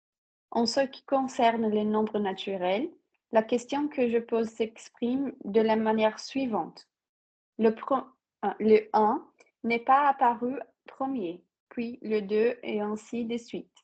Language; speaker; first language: French; non-native, fluent; Portuguese